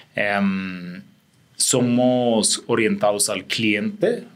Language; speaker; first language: Spanish; non-native, fluent; Swedish